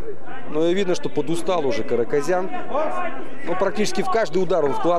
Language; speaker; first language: Russian; native; Russian